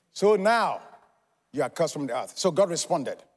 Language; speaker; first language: English; non-native, local second language; Yoruba